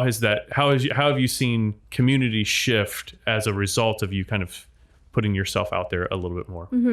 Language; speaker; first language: English; native; English